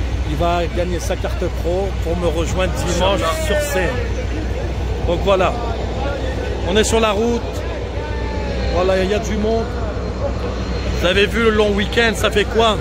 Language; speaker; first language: French; non-native, local second language; Arabic